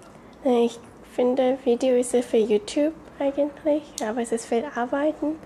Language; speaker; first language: German; non-native, learner; Korean